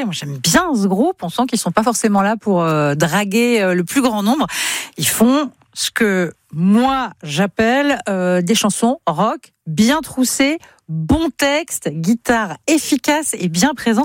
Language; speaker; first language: French; native; French